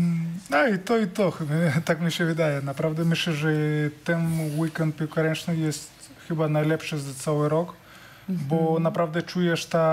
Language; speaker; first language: Polish; non-native, fluent; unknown